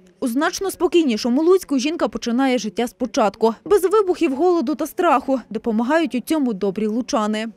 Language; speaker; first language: Ukrainian; native; Ukrainian